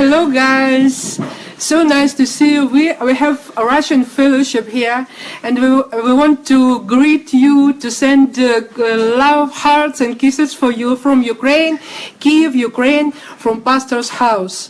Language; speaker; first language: English; non-native, learner; Russian